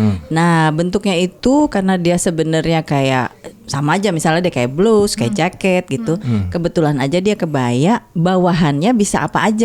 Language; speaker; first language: Indonesian; native; Indonesian